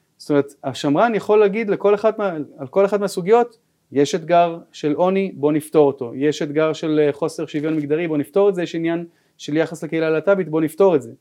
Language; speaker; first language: Hebrew; native; Hebrew